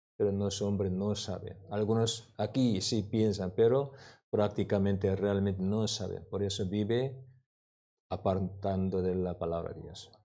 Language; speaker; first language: Spanish; non-native, learner; Korean